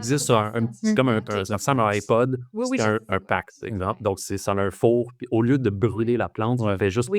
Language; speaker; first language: French; native; French